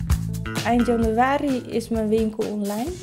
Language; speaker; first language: Dutch; native; Dutch